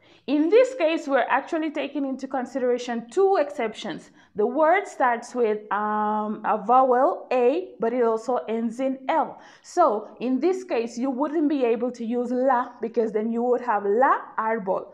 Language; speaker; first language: English; native; English